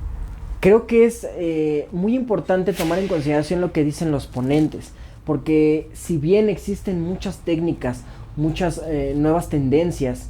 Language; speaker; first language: Spanish; native; Spanish